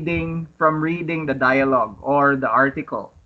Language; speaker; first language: English; non-native, fluent; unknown